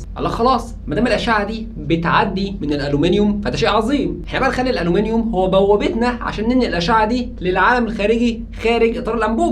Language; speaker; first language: Arabic; native; Arabic